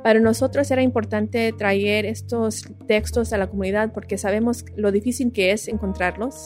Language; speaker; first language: Spanish; early bilingual, other home language; English